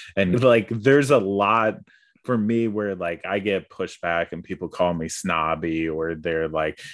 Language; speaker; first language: English; native; English